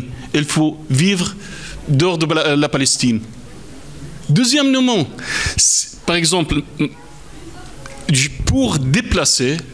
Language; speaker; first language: French; non-native, fluent; Arabic